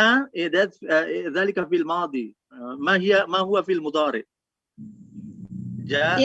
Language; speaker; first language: Arabic; non-native, fluent; Indonesian